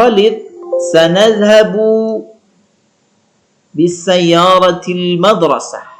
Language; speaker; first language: Arabic; non-native, learner; Indonesian